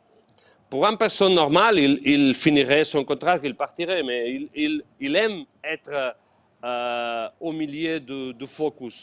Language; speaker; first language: French; non-native, fluent; Spanish